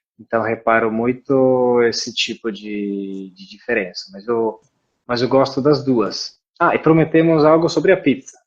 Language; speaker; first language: Portuguese; non-native, fluent; Italian